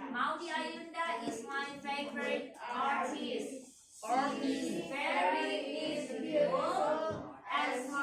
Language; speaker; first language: English; non-native, learner; Indonesian